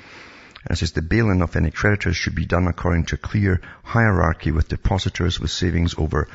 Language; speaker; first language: English; native; English